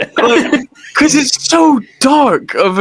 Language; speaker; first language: English; native; English